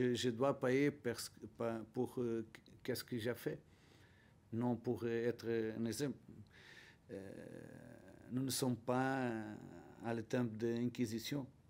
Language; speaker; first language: French; non-native, learner; Portuguese